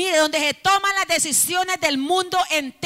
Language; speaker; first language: Spanish; native; Spanish